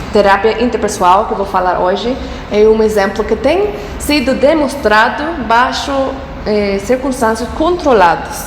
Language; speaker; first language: Portuguese; non-native, fluent; English